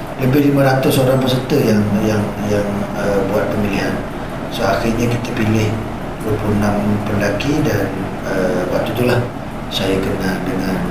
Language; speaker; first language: Malay; native; Malay